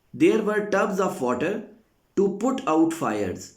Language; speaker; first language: English; non-native, local second language; Urdu